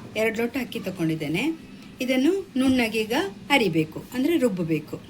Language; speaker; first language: Kannada; non-native, local second language; Tulu